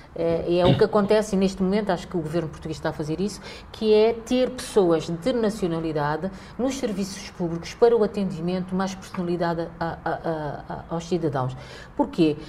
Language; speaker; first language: Portuguese; non-native, local second language; Kabuverdianu